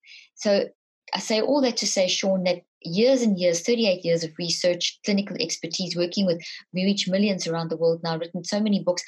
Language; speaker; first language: English; native; English